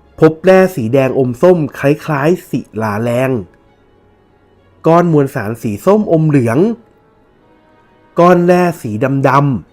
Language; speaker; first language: Thai; native; Thai